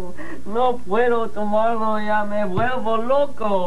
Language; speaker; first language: Spanish; non-native, learner; English